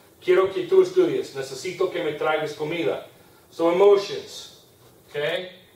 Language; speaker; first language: Spanish; non-native, fluent; English